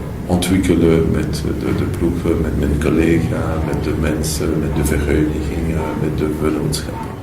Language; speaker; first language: Dutch; non-native, local second language; French